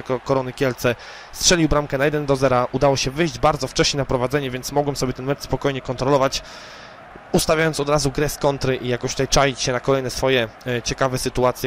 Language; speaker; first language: Polish; native; Polish